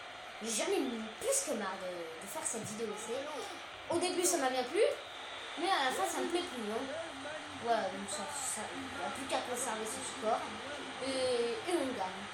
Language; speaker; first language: French; native; French